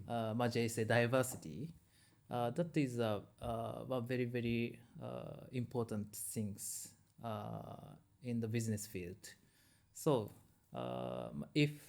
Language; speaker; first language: English; non-native, learner; Japanese